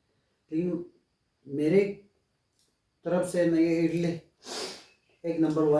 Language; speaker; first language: Hindi; non-native, local second language; Tibetan